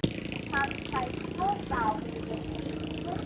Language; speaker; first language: English; non-native, learner; Thai